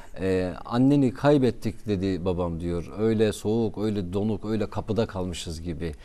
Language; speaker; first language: Turkish; non-native, local second language; Kurdish